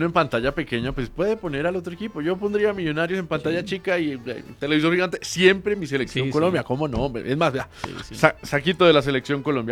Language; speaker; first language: Spanish; native; Spanish